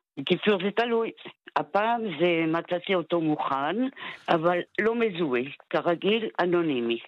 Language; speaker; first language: Hebrew; non-native, fluent; French